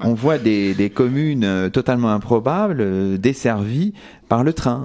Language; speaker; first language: French; native; French